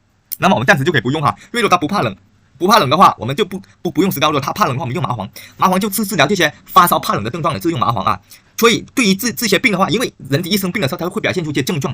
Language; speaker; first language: Chinese; native; Chinese